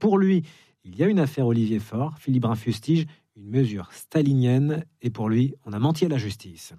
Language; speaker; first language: French; native; French